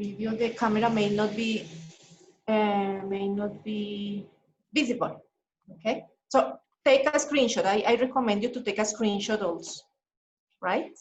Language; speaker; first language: English; non-native, fluent; Spanish